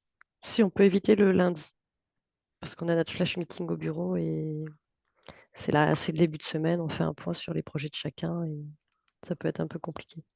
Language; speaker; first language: French; native; French